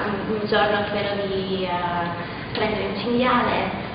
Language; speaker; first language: Italian; non-native, fluent; English